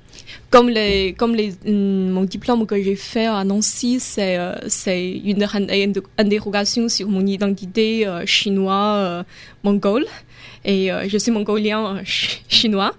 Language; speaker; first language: French; non-native, fluent; Chinese